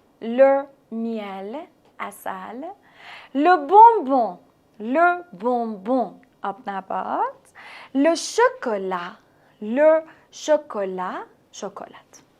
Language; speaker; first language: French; non-native, fluent; Persian